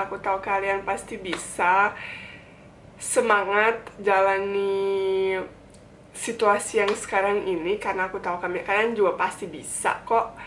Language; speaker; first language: Indonesian; non-native, fluent; Bosnian